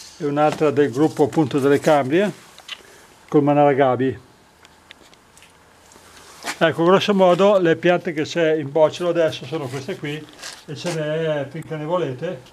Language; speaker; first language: Italian; native; Italian